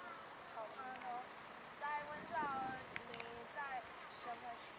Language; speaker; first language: Chinese; non-native, learner; English